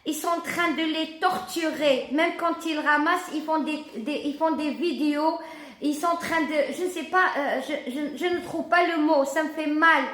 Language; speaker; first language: French; non-native, local second language; Arabic